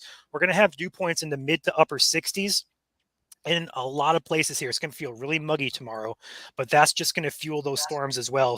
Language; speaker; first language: English; native; English